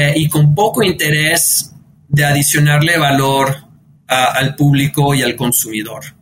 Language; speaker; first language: Spanish; early bilingual, heritage; Spanish